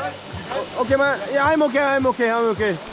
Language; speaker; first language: English; non-native, learner; Korean